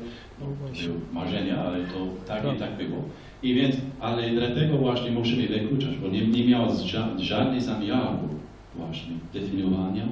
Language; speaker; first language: Polish; non-native, fluent; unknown